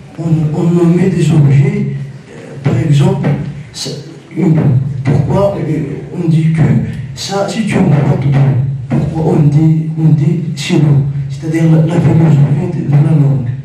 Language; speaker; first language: French; non-native, learner; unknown